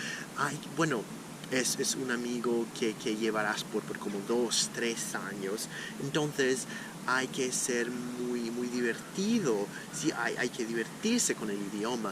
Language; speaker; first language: Spanish; non-native, fluent; Portuguese